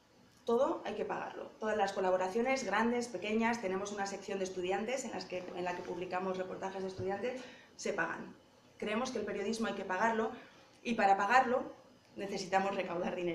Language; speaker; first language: Spanish; native; Spanish